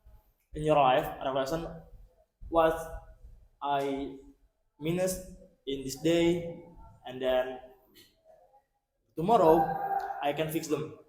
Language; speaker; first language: English; non-native, learner; Indonesian